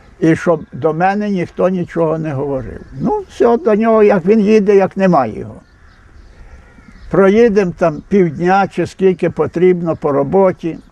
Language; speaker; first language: Ukrainian; native; Ukrainian